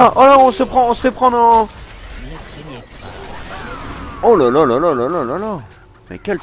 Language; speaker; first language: French; native; French